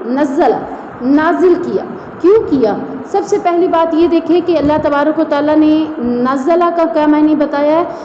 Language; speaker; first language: Urdu; non-native, local second language; Saraiki